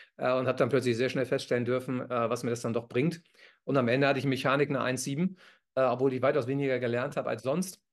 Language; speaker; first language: German; native; German